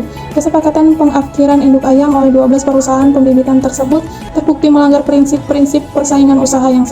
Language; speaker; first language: Indonesian; native; Indonesian